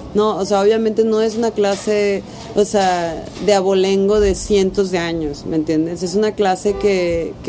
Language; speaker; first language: Spanish; native; Spanish